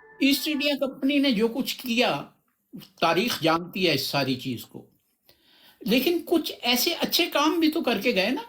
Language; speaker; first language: Urdu; non-native, local second language; Punjabi